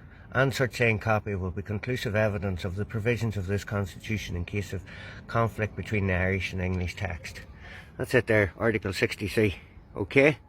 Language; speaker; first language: English; native; English